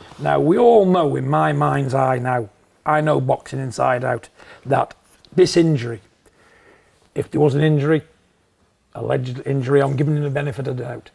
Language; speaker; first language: English; native; English